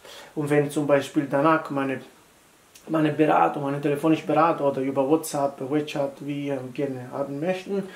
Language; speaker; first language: German; non-native, fluent; Italian